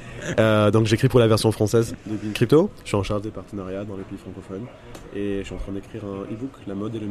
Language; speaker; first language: French; native; French